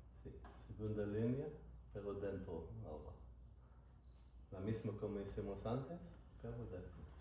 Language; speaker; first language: Spanish; non-native, learner; English